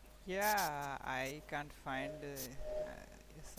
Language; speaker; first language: English; non-native, learner; Bangla